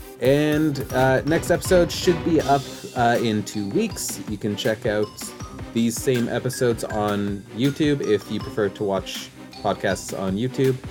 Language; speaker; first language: English; native; English